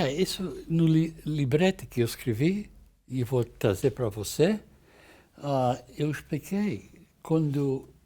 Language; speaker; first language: Portuguese; non-native, fluent; English